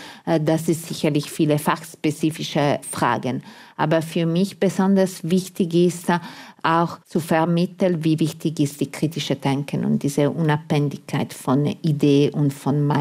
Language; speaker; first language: German; non-native, fluent; Italian